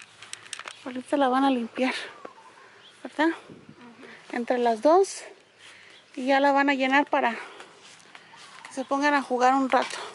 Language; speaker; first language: Spanish; native; Spanish